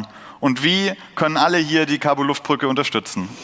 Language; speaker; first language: German; native; German